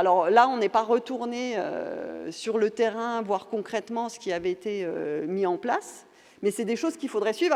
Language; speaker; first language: French; native; French